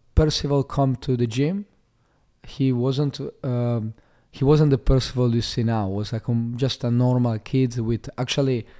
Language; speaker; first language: English; non-native, fluent; Italian